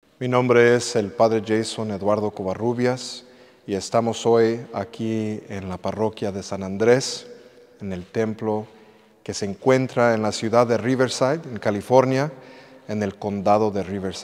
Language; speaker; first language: Spanish; early bilingual, heritage; English